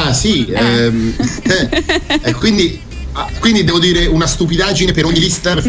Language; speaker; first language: Italian; native; Italian